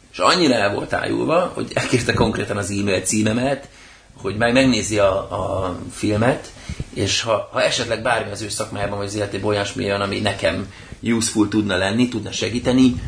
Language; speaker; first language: Hungarian; native; Hungarian